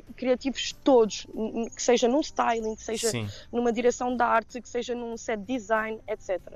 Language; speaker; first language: Portuguese; early bilingual, heritage; Portuguese